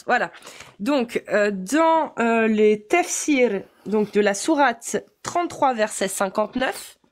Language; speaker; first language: French; native; French